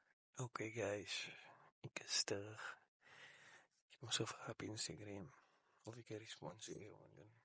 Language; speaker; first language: Dutch; non-native, learner; Afrikaans